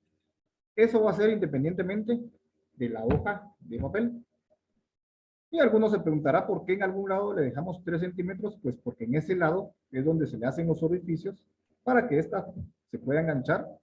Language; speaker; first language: Spanish; native; Spanish